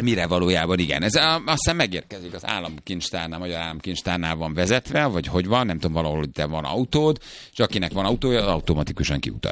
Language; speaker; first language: Hungarian; native; Hungarian